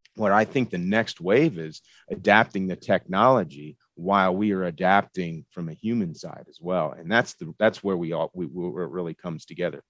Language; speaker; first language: English; native; English